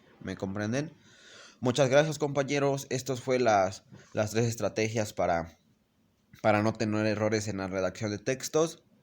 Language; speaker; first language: Spanish; native; Spanish